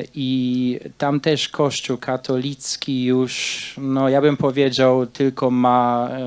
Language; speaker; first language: Polish; non-native, fluent; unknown